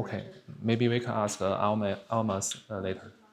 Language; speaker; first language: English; non-native, learner; Chinese